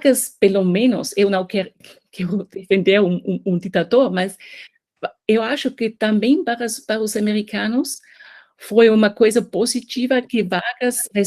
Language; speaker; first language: Portuguese; non-native, fluent; German